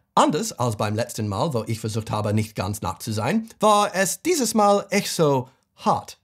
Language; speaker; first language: German; non-native, fluent; English